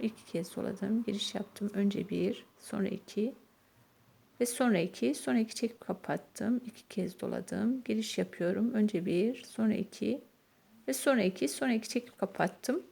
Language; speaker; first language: Turkish; native; Turkish